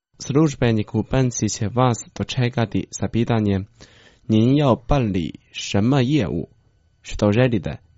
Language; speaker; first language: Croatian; non-native, fluent; Chinese